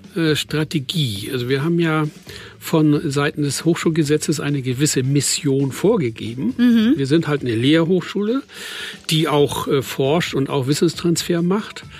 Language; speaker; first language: German; native; German